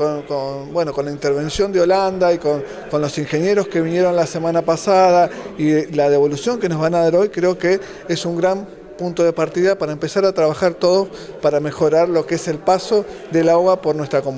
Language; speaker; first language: Spanish; native; Spanish